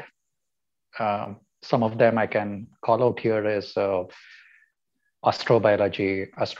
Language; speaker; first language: English; non-native, local second language; Kannada